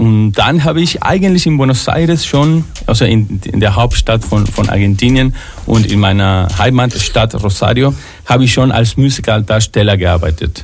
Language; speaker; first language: German; non-native, fluent; Spanish